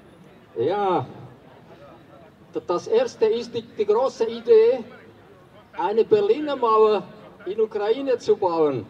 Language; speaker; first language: German; non-native, fluent; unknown